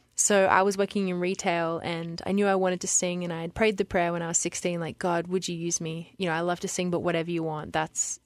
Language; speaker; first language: English; native; English